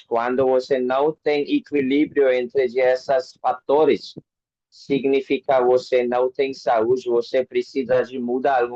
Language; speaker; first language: Portuguese; non-native, learner; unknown